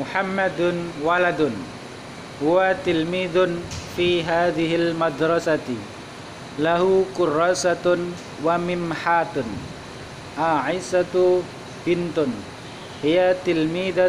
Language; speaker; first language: Arabic; non-native, learner; Indonesian